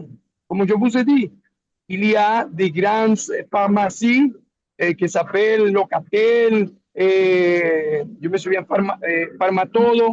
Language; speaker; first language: French; non-native, learner; Spanish